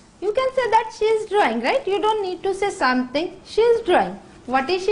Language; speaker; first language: English; non-native, fluent; Gujarati